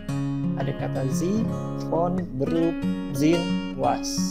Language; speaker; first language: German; non-native, fluent; Indonesian